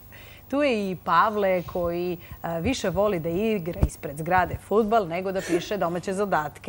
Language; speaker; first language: Serbian; native; Serbian